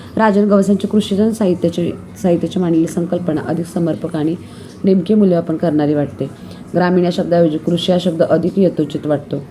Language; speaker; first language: Marathi; native; Marathi